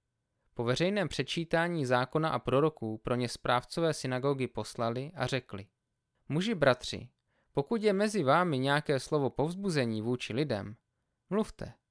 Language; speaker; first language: Czech; native; Czech